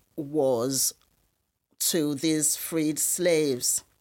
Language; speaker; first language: English; non-native, local second language; Krio